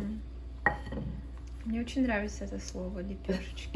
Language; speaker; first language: Russian; early bilingual, other home language; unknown